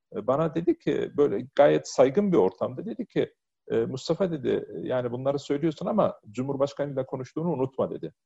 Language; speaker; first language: Turkish; early bilingual, heritage; Turkish